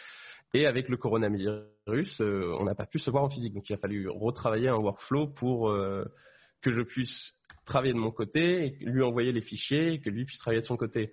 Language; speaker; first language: French; native; French